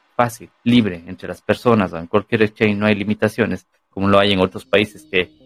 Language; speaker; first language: Spanish; native; Spanish